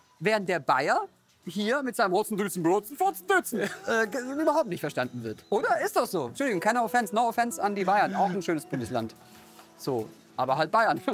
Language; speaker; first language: German; native; German